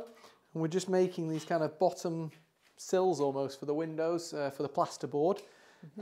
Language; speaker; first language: English; native; English